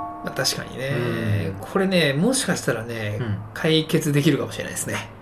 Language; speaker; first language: Japanese; native; Japanese